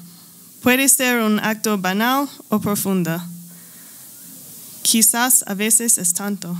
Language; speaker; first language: Spanish; non-native, learner; English